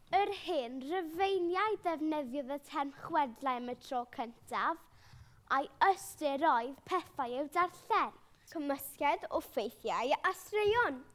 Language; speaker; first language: Welsh; native; Welsh